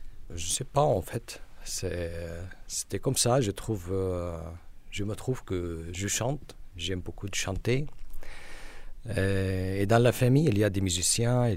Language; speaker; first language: French; non-native, learner; Arabic